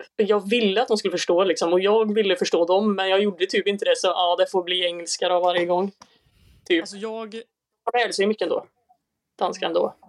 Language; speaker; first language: Swedish; native; Swedish